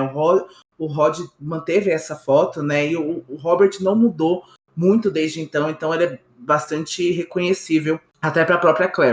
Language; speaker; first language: Portuguese; native; Portuguese